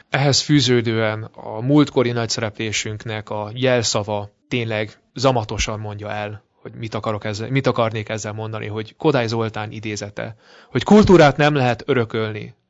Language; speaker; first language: Hungarian; early bilingual, heritage; Hungarian